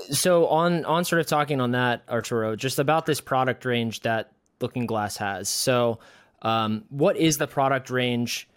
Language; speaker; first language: English; native; English